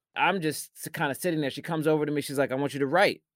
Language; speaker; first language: English; early bilingual, other home language; Shona